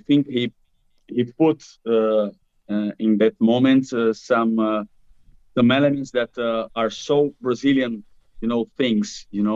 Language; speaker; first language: English; non-native, fluent; Portuguese